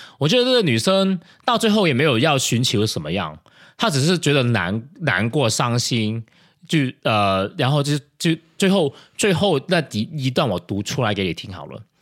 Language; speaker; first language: Chinese; non-native, local second language; Cantonese